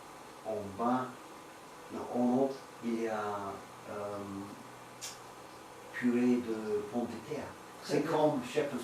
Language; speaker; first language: French; non-native, learner; English